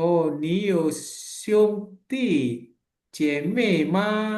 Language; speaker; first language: Chinese; non-native, learner; Indonesian